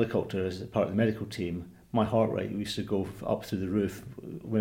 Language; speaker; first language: English; native; English